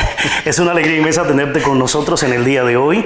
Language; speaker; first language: Spanish; native; Spanish